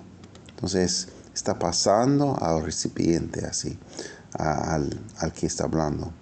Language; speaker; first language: Spanish; non-native, fluent; English